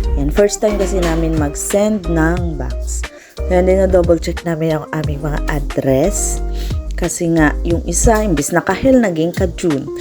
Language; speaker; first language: Filipino; non-native, local second language; Iloko